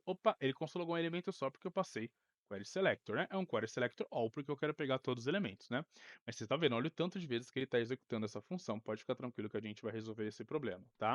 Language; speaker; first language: Portuguese; native; Portuguese